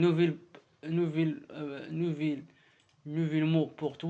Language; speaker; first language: French; non-native, learner; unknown